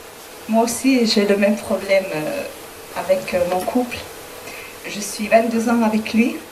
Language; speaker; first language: French; non-native, learner; Spanish